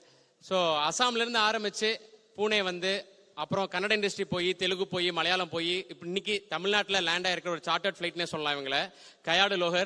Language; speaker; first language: Tamil; native; Tamil